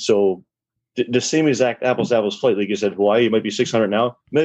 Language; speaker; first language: English; native; English